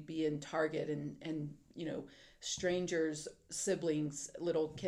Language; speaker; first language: English; native; English